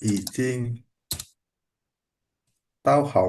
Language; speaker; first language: Chinese; non-native, learner; Indonesian